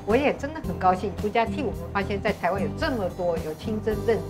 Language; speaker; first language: Chinese; native; Chinese